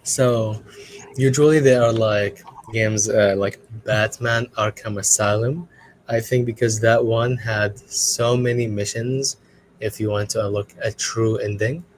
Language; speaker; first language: English; non-native, fluent; Arabic